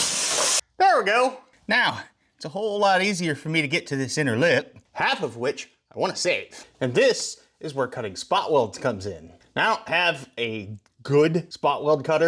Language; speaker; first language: English; native; English